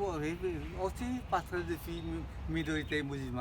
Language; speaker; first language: French; non-native, fluent; Khmer